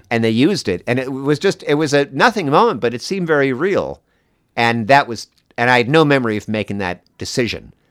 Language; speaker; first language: English; native; English